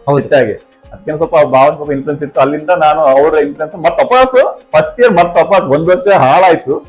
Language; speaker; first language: Kannada; native; Kannada